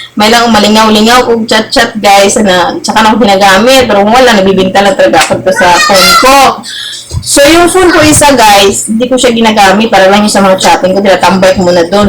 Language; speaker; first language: Filipino; non-native, local second language; Cebuano